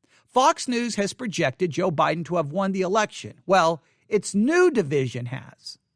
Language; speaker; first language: English; native; English